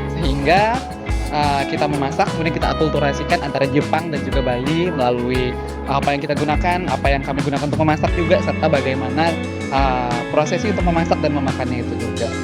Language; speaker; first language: Indonesian; native; Indonesian